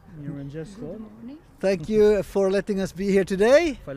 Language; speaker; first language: English; non-native, learner; Swedish